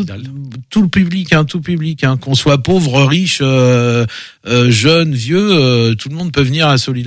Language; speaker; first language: French; native; French